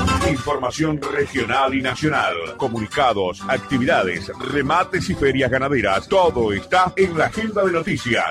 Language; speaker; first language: Spanish; native; Spanish